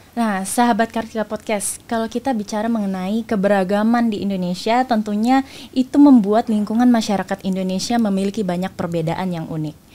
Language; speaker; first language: Indonesian; native; Indonesian